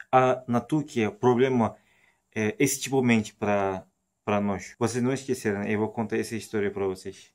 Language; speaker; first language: Portuguese; non-native, learner; Turkish